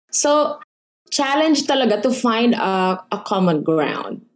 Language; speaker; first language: Filipino; early bilingual, other home language; Waray